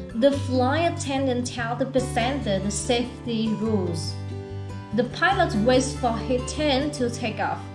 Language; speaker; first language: English; non-native, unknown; Vietnamese